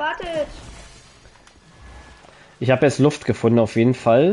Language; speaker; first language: German; native; German